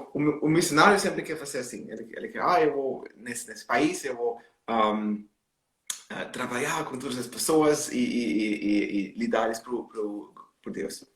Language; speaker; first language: Portuguese; non-native, learner; German